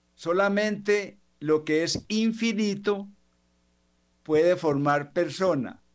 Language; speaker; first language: Spanish; native; Spanish